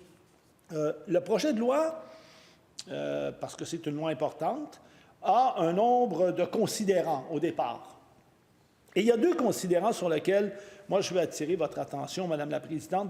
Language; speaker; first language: French; native; French